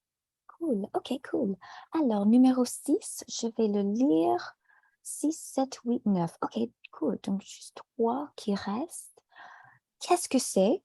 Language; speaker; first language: French; native; French